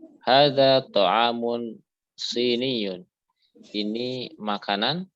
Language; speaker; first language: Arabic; non-native, fluent; Indonesian